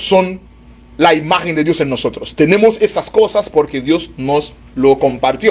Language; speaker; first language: Spanish; native; Spanish